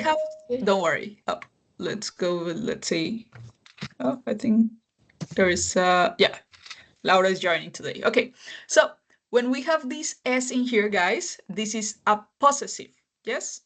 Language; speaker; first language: English; non-native, fluent; Spanish